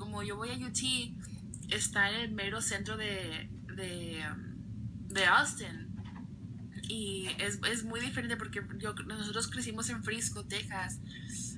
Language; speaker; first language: Spanish; early bilingual, other home language; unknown